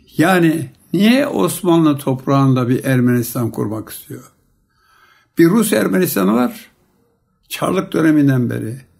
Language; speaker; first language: Turkish; native; Turkish